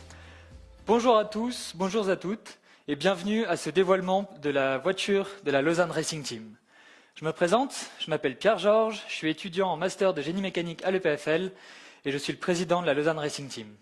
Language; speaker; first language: French; native; French